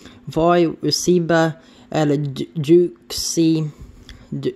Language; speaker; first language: Spanish; non-native, learner; English